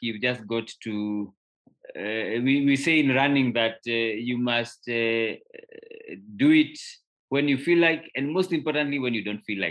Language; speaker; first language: English; non-native, local second language; Kikuyu